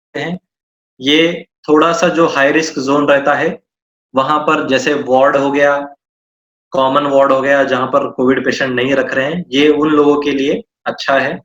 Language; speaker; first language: Hindi; non-native, local second language; Marathi